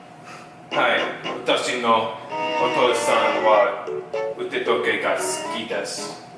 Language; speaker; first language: Japanese; non-native, learner; English